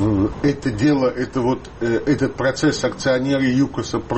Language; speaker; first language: Russian; native; Russian